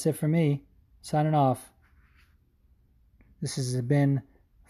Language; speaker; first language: English; native; English